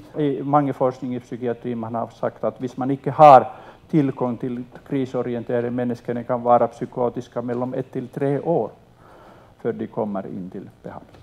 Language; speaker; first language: Swedish; non-native, local second language; Finnish